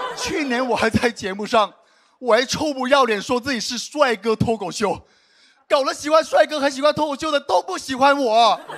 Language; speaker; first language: Chinese; native; Chinese